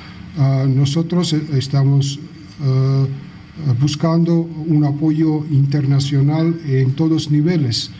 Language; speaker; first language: Spanish; non-native, fluent; Georgian